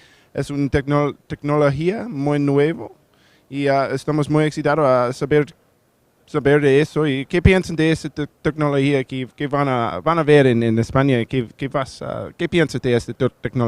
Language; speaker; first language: Spanish; non-native, learner; English